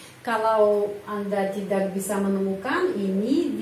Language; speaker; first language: Indonesian; non-native, fluent; Russian